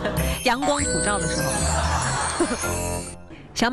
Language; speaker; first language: Chinese; native; Chinese